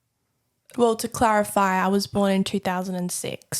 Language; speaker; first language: English; native; English